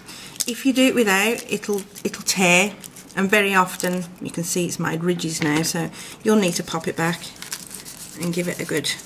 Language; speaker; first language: English; native; English